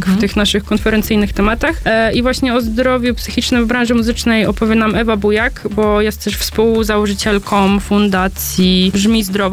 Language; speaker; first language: Polish; native; Polish